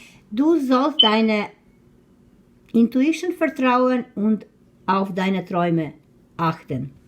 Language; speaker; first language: German; non-native, learner; Croatian